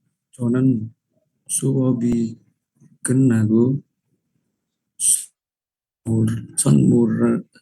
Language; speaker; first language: Korean; non-native, learner; Indonesian